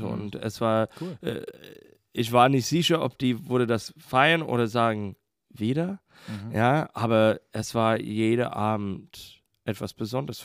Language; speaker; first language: German; non-native, fluent; English